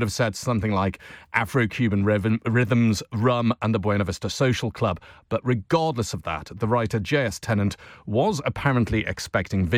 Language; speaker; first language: English; native; English